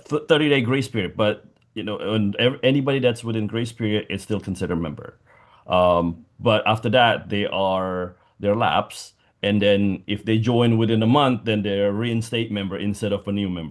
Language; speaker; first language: English; non-native, fluent; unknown